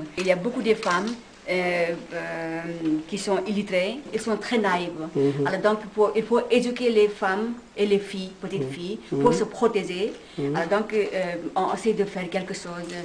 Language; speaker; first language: French; non-native, learner; Nepali